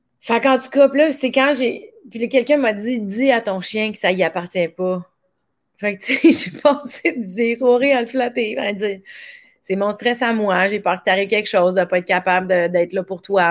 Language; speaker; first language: French; native; French